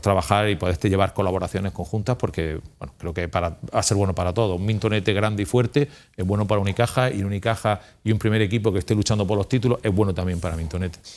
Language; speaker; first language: Spanish; native; Spanish